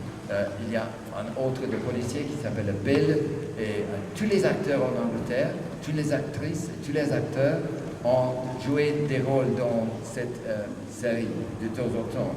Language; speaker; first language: French; non-native, fluent; English